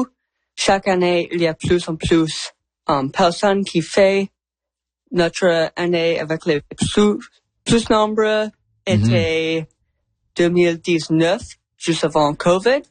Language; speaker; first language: French; non-native, local second language; English